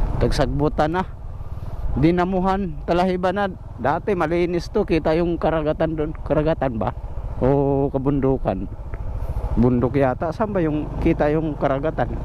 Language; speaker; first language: Filipino; non-native, local second language; Cebuano